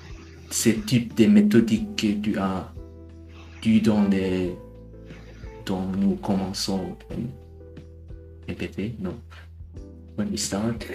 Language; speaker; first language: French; non-native, learner; German